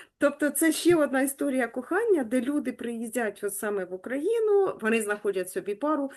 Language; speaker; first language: Ukrainian; native; Ukrainian